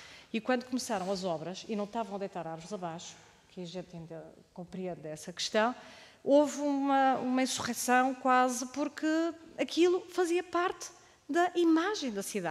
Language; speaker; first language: Portuguese; native; Portuguese